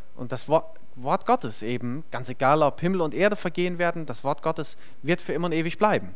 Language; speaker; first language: German; native; German